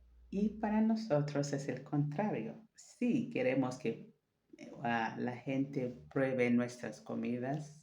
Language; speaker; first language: Spanish; non-native, fluent; French